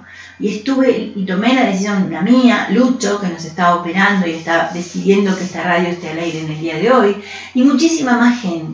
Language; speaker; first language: Spanish; native; Spanish